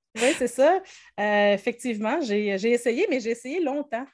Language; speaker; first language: French; native; French